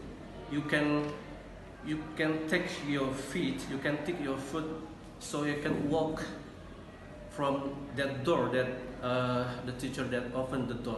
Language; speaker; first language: English; non-native, learner; Indonesian